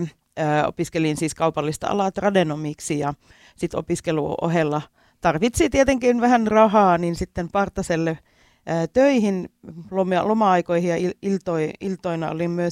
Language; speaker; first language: Finnish; native; Finnish